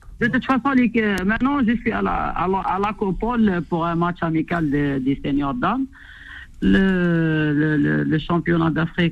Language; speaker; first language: French; non-native, local second language; Arabic